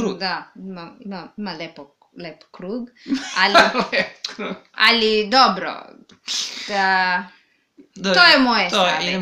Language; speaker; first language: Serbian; non-native, learner; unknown